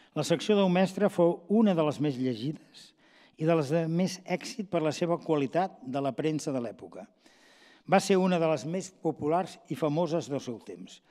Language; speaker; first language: Catalan; native; Catalan